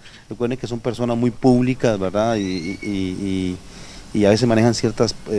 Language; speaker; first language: Spanish; native; Spanish